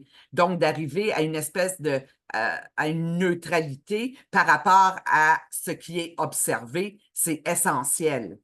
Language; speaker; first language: French; native; French